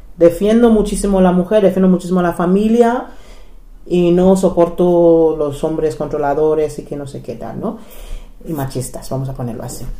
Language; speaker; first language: Spanish; non-native, fluent; English